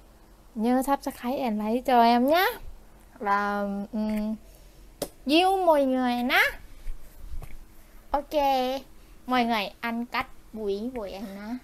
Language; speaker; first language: Vietnamese; non-native, learner; Thai